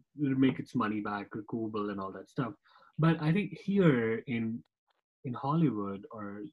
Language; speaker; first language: English; non-native, local second language; Kashmiri